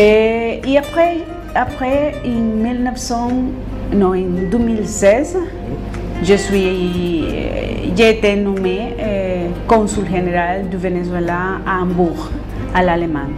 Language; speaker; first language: French; non-native, fluent; Spanish